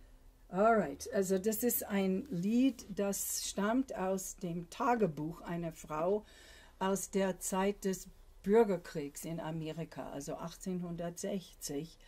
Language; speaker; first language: German; non-native, fluent; English